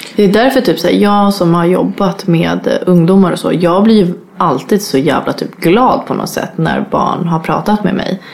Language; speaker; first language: Swedish; native; Swedish